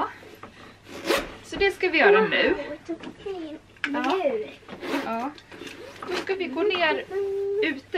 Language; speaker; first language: Swedish; native; Swedish